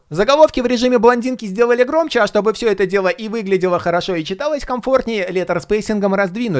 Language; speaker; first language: Russian; native; Russian